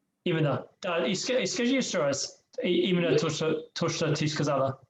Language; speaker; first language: Russian; non-native, learner; English